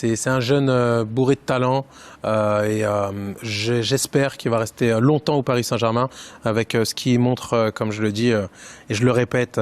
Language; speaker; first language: French; native; French